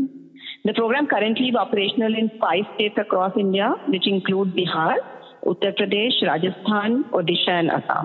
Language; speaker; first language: English; non-native, local second language; Hindi